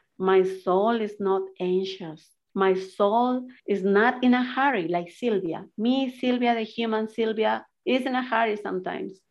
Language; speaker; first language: English; non-native, fluent; Spanish